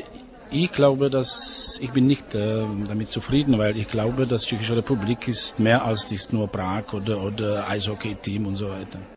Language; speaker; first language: German; non-native, learner; Czech